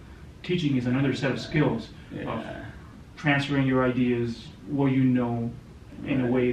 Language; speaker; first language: English; non-native, local second language; Gujarati